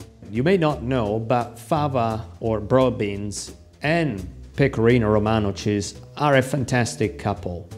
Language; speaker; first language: English; non-native, fluent; Italian